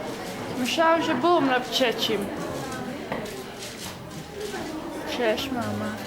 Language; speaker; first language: Polish; early bilingual, heritage; English